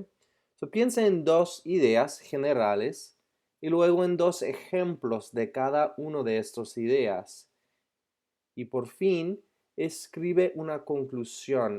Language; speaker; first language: Spanish; non-native, fluent; English